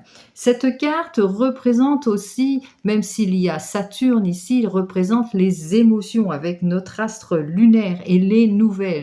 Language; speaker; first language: French; native; French